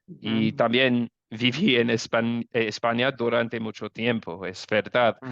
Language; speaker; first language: Spanish; non-native, learner; English